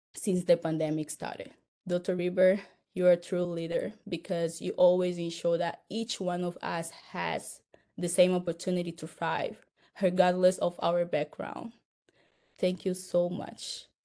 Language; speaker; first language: English; non-native, fluent; Portuguese